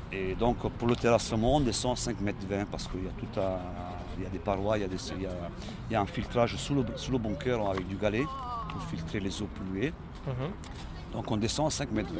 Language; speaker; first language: French; non-native, local second language; Italian